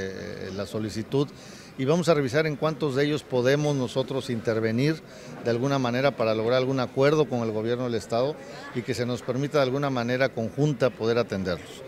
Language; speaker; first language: Spanish; native; Spanish